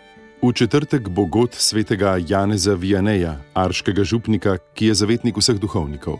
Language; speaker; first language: Slovenian; native; Slovenian